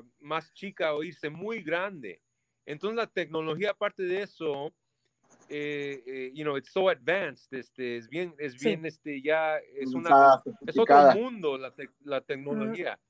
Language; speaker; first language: Spanish; early bilingual, heritage; Spanish